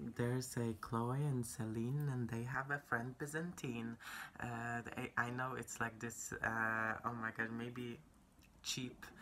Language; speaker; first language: English; non-native, fluent; Polish